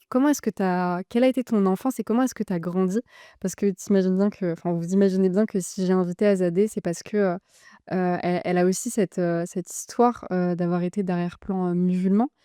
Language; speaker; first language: French; native; French